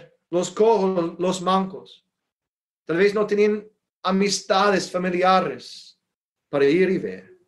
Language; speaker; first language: Spanish; non-native, fluent; English